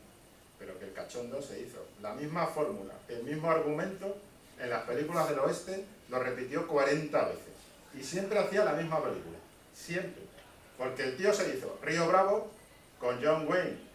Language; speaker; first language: Spanish; native; Spanish